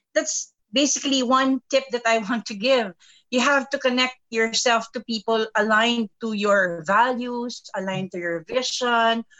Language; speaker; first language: English; non-native, local second language; Filipino